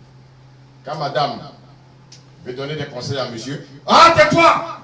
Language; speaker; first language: French; native; French